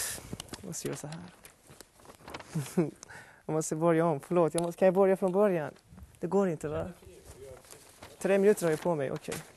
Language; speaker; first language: Swedish; non-native, fluent; Persian